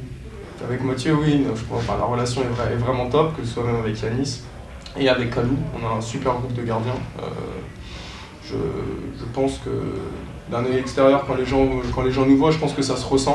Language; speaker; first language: French; native; French